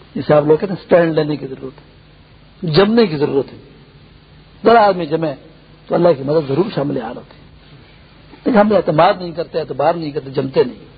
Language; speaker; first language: Urdu; non-native, local second language; Pashto